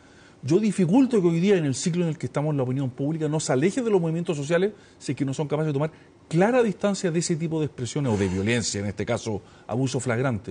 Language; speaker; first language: Spanish; native; Spanish